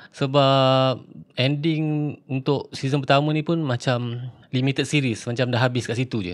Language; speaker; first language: Malay; native; Malay